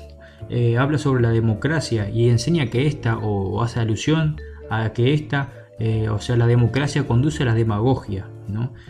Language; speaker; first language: Spanish; native; Spanish